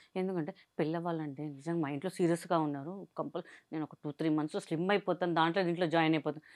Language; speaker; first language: Telugu; non-native, local second language; Hindi